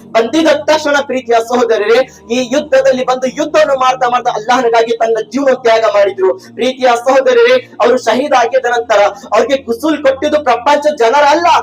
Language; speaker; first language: Kannada; non-native, local second language; Urdu